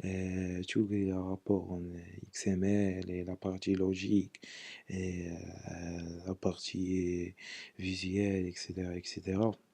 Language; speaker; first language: French; non-native, local second language; Arabic